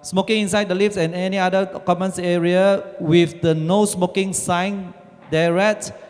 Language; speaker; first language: English; non-native, local second language; Chinese